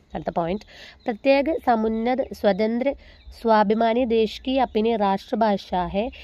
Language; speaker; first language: Hindi; non-native, local second language; Malayalam